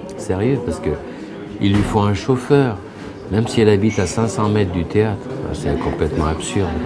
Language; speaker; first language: French; early bilingual, other home language; Spanish